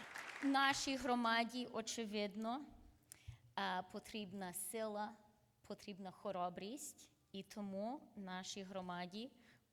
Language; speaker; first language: Ukrainian; early bilingual, heritage; English